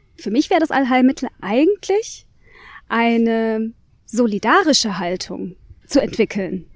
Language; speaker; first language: German; native; German